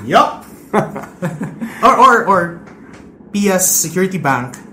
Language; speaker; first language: English; non-native, local second language; Filipino